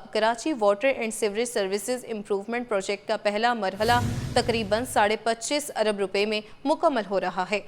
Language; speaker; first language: Urdu; native; Urdu